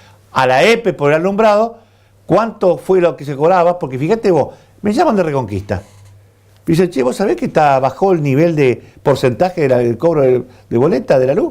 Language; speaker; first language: Spanish; native; Spanish